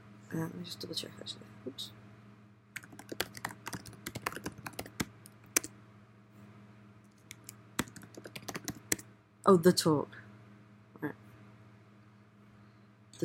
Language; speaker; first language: English; native; English